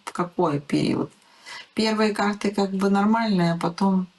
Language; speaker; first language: Russian; native; Russian